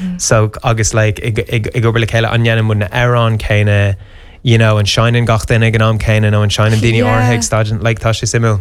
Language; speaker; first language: Irish; non-native, local second language; English